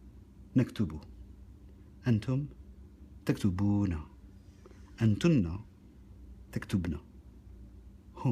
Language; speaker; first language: Arabic; non-native, fluent; French